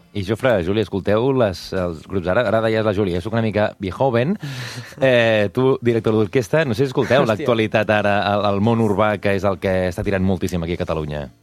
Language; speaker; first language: Catalan; native; Catalan